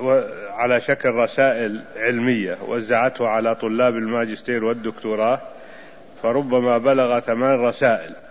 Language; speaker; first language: Arabic; native; Arabic